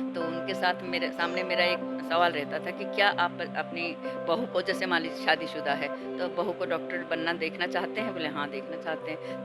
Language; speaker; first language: Hindi; non-native, local second language; Odia